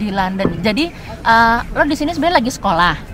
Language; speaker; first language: Indonesian; native; Indonesian